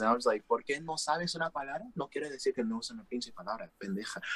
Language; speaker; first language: Spanish; non-native, fluent; English